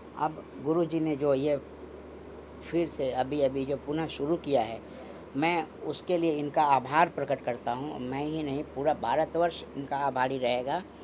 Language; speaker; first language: Hindi; native; Hindi